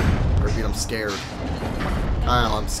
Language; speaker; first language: English; native; English